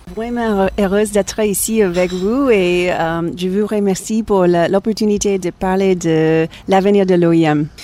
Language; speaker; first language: French; non-native, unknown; English